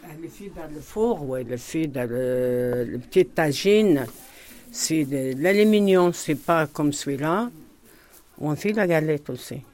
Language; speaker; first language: French; non-native, learner; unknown